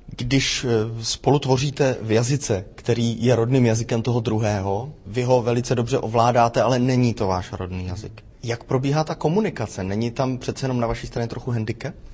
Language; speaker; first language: Czech; native; Czech